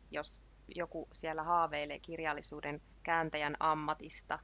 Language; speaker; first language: Finnish; native; Finnish